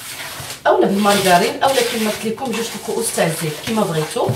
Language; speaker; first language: Arabic; native; Arabic